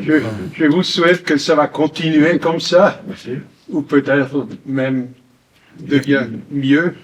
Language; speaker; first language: French; non-native, fluent; German